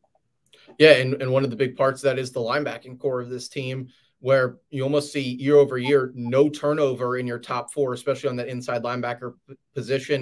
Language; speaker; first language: English; native; English